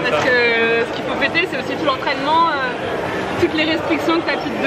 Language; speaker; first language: French; native; French